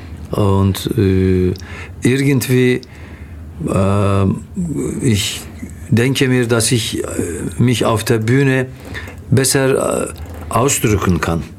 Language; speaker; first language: German; non-native, fluent; Turkish